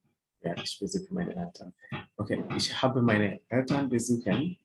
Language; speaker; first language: German; non-native, fluent; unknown